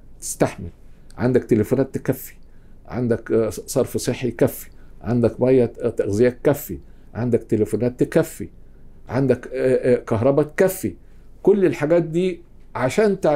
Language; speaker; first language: Arabic; native; Arabic